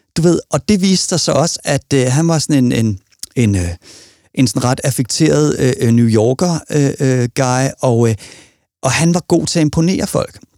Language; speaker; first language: Danish; native; Danish